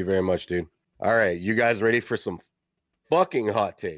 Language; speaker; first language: English; native; English